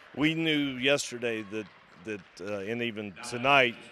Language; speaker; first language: English; native; English